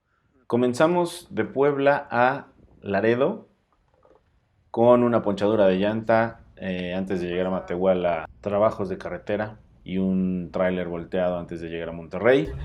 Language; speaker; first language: Spanish; native; Spanish